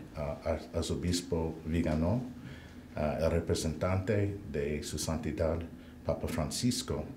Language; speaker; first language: Spanish; non-native, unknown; English